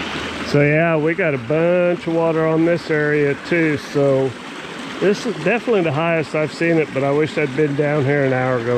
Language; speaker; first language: English; native; English